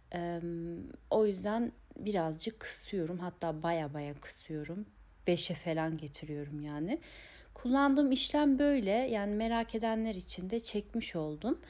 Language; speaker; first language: Turkish; early bilingual, heritage; Turkish